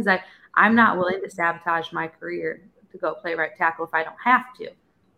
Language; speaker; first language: English; native; English